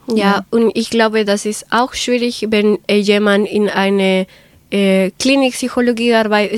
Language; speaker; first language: German; non-native, learner; Spanish